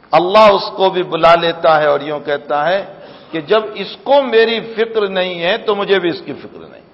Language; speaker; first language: Urdu; native; Urdu